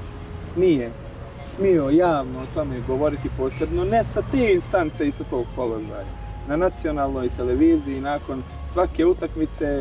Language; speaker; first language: Serbian; native; Serbian